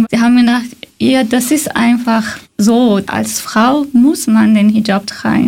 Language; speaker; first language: German; non-native, fluent; Persian